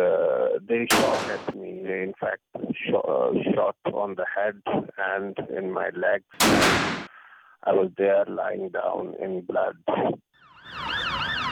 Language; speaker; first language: English; non-native, local second language; Kashmiri